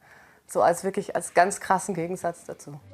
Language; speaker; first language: German; native; German